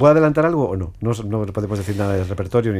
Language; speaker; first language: Spanish; native; Spanish